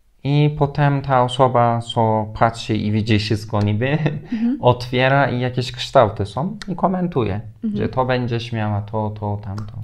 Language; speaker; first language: Polish; non-native, fluent; Turkish